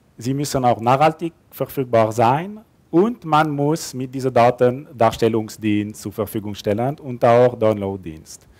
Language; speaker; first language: German; non-native, local second language; French